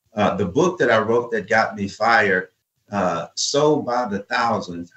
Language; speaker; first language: English; native; English